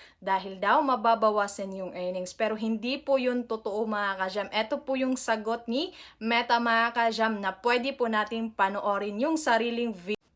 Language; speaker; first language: Filipino; native; Filipino